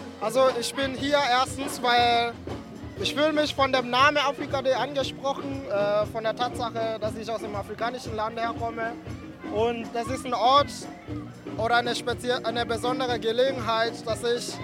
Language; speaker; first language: German; non-native, fluent; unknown